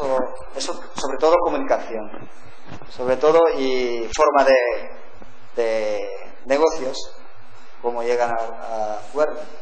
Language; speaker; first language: Spanish; non-native, learner; Korean